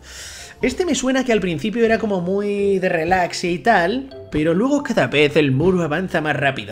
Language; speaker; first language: Spanish; native; Spanish